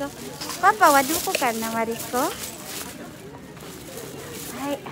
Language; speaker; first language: Japanese; non-native, fluent; Filipino